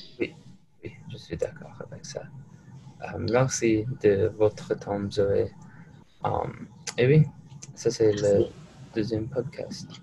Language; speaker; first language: French; non-native, learner; English